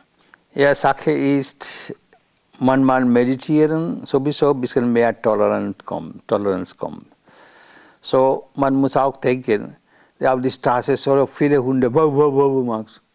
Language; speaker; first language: German; non-native, learner; Bangla